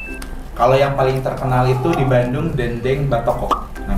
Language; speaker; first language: Indonesian; native; Indonesian